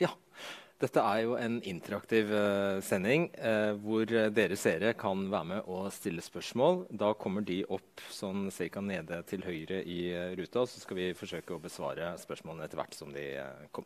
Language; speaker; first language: Norwegian; native; Norwegian